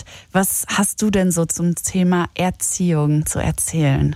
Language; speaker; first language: German; native; German